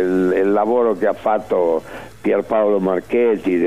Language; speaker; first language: Italian; early bilingual, heritage; Spanish